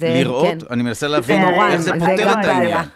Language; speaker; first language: Hebrew; native; Hebrew